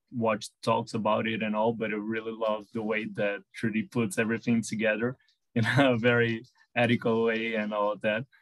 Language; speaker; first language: English; non-native, fluent; Portuguese